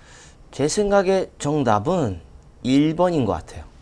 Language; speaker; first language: Korean; non-native, fluent; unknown